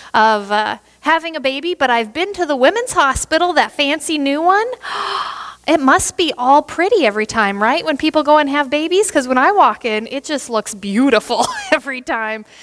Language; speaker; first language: English; native; English